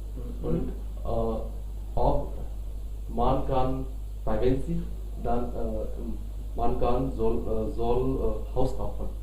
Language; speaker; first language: German; non-native, learner; Hindi